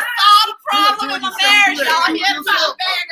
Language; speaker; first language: English; native; English